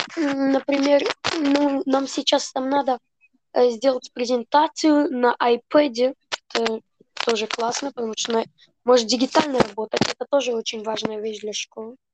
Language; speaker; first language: Russian; early bilingual, heritage; Russian